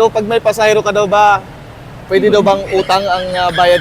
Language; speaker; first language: Filipino; native; Filipino